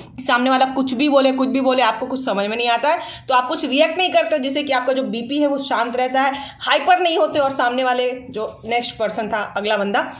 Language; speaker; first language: Hindi; native; Hindi